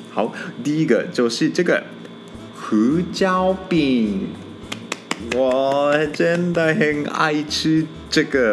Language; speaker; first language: Chinese; non-native, fluent; Japanese